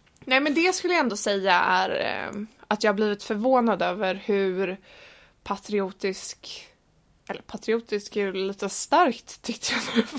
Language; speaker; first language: Swedish; native; Swedish